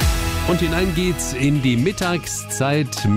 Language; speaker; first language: German; native; German